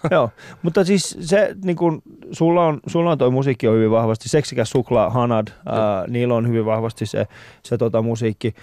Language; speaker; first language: Finnish; early bilingual, other home language; Persian